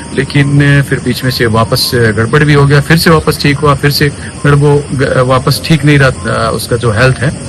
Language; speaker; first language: Hindi; non-native, local second language; Gujarati